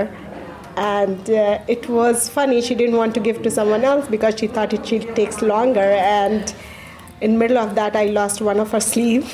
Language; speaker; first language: English; non-native, local second language; Hindi